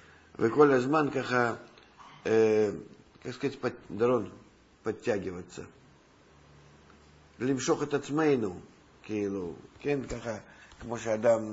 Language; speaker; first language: Hebrew; non-native, fluent; Russian